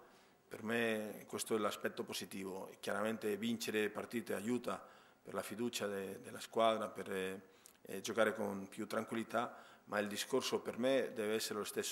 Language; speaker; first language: Italian; non-native, fluent; Spanish